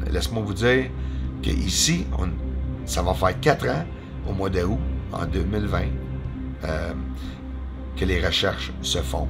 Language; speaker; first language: French; native; French